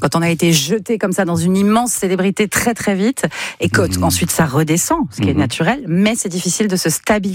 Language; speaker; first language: French; native; French